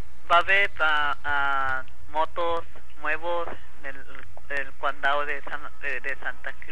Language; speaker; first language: Spanish; non-native, learner; English